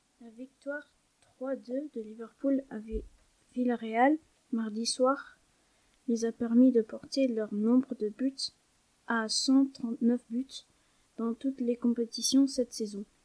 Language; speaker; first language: French; non-native, learner; German